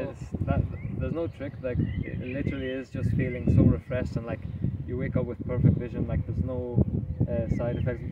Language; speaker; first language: English; early bilingual, other home language; Spanish